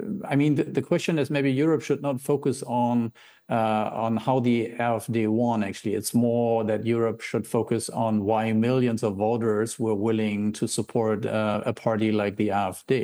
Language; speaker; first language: English; non-native, fluent; German